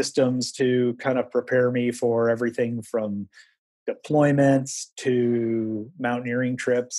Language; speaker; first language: English; native; English